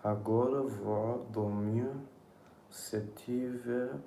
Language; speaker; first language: Portuguese; non-native, learner; English